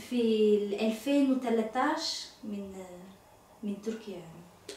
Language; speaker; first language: Arabic; non-native, learner; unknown